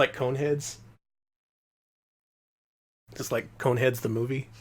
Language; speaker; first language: English; native; English